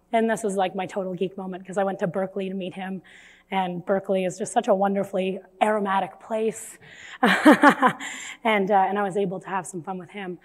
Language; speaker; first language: English; native; English